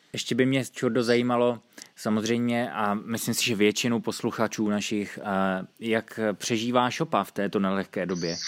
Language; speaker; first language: Czech; native; Czech